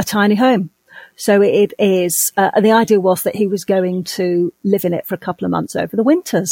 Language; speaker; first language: English; native; English